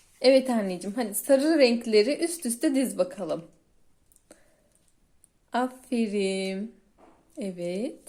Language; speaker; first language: Turkish; native; Turkish